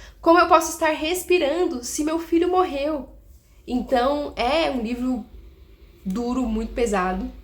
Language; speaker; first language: Portuguese; native; Portuguese